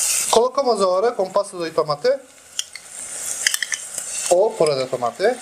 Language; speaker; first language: Spanish; non-native, learner; Turkish